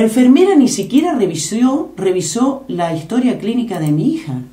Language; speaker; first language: Spanish; native; Spanish